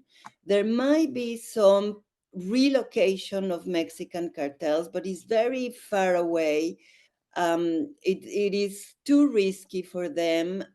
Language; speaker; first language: English; non-native, fluent; Spanish